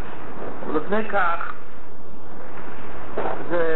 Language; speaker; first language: Hebrew; non-native, fluent; English